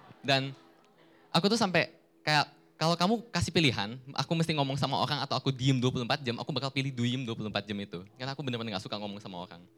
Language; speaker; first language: Indonesian; native; Indonesian